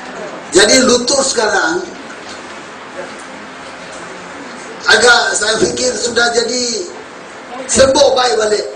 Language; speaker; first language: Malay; non-native, local second language; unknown